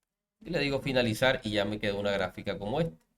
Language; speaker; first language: Spanish; native; Spanish